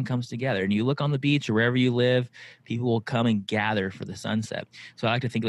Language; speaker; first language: English; native; English